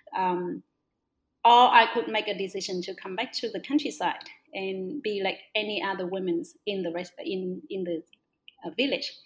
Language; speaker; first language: English; non-native, fluent; Vietnamese